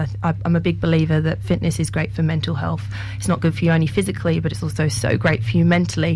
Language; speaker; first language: English; native; English